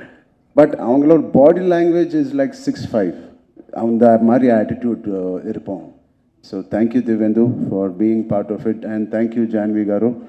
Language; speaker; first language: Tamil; non-native, local second language; Telugu